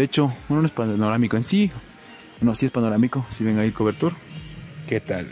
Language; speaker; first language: Spanish; native; Spanish